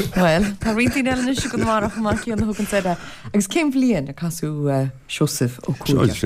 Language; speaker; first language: Irish; native; Irish